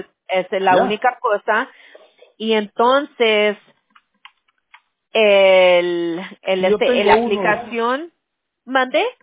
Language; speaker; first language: Spanish; early bilingual, heritage; Spanish